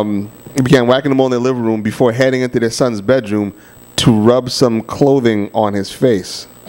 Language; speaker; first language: English; native; English